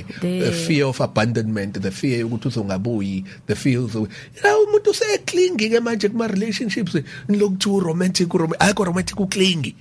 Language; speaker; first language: English; non-native, local second language; Zulu